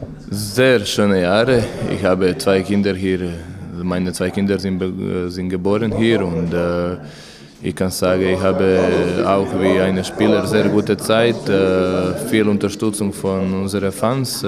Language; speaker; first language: German; non-native, learner; Croatian